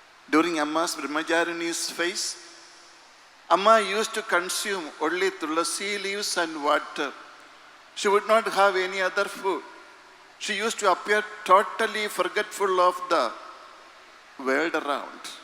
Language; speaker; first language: English; non-native, local second language; Malayalam